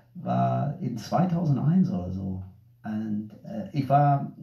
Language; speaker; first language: German; non-native, fluent; English